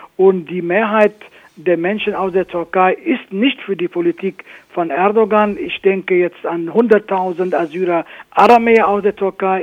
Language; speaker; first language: German; non-native, fluent; Kurdish